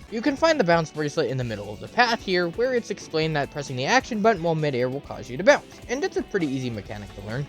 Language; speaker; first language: English; native; English